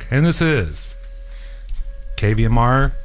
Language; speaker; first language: English; native; English